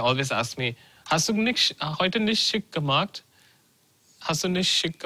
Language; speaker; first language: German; non-native, learner; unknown